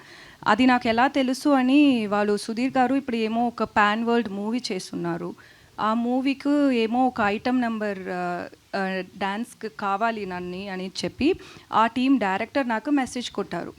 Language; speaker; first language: Telugu; non-native, learner; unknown